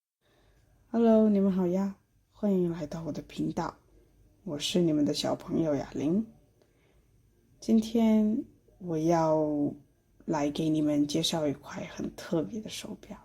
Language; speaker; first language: Chinese; non-native, fluent; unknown